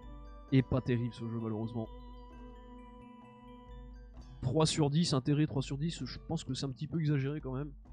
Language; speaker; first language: French; native; French